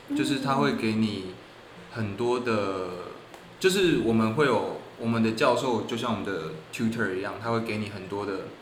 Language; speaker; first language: Chinese; native; Chinese